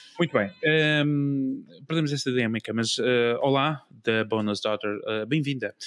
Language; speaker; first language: Portuguese; native; Portuguese